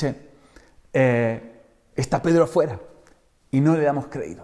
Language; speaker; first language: Spanish; native; Spanish